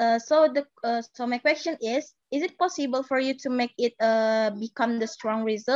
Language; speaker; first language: English; non-native, learner; Indonesian